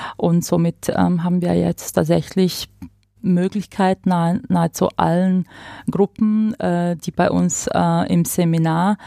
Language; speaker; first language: German; non-native, fluent; Croatian